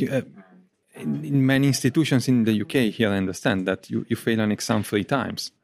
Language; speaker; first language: English; non-native, fluent; Italian